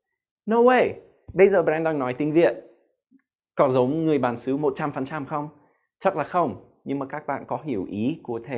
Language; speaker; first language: Vietnamese; non-native, fluent; English